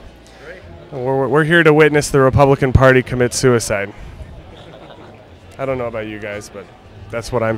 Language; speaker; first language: English; native; English